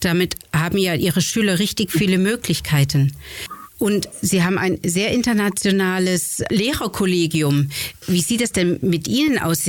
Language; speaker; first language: German; native; German